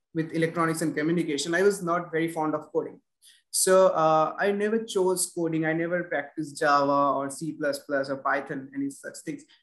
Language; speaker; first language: English; non-native, local second language; Bangla